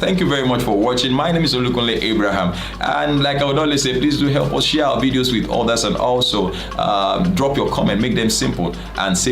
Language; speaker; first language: English; non-native, local second language; Yoruba